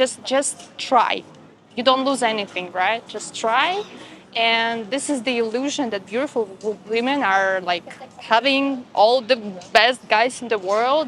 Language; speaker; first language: English; non-native, fluent; Russian